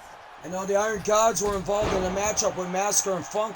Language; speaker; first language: English; native; English